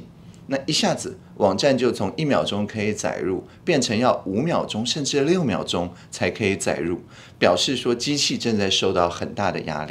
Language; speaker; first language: Chinese; native; Chinese